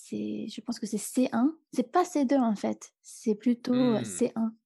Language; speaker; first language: French; non-native, fluent; English